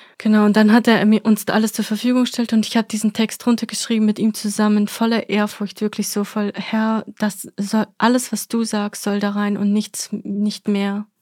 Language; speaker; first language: German; early bilingual, other home language; Russian